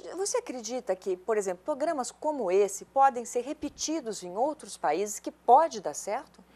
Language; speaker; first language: Portuguese; native; Portuguese